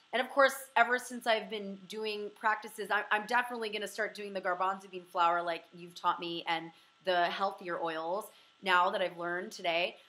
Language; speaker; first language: English; native; English